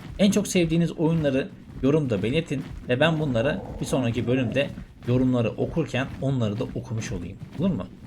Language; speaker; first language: Turkish; native; Turkish